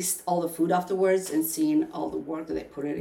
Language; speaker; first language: English; non-native, fluent; Albanian